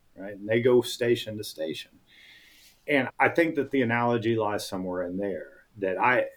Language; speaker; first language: English; native; English